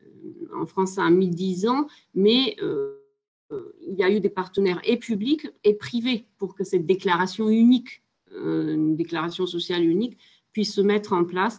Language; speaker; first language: French; native; French